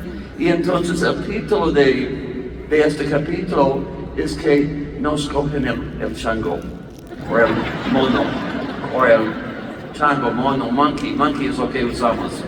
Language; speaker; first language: Spanish; non-native, learner; English